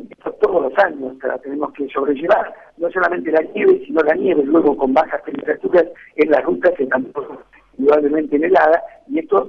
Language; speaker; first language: Spanish; native; Spanish